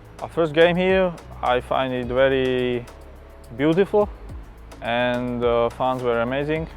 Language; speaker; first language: English; non-native, fluent; Slovak